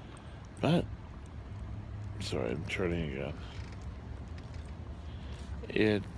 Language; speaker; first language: English; native; English